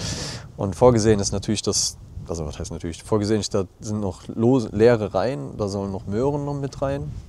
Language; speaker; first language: German; native; German